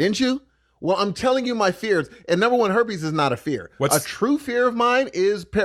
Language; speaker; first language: English; native; English